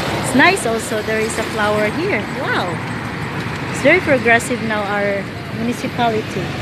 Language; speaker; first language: English; non-native, local second language; Filipino